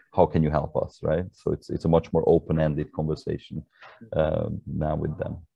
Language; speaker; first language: English; non-native, fluent; Hungarian